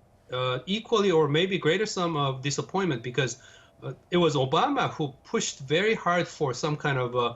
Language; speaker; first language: English; non-native, fluent; Korean